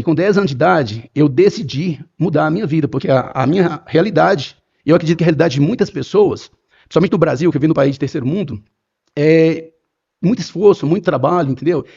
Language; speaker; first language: Portuguese; native; Portuguese